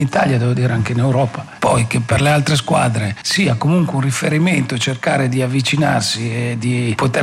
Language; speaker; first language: Italian; native; Italian